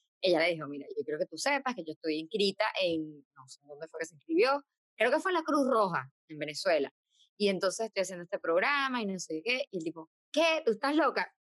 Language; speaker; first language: Spanish; native; Spanish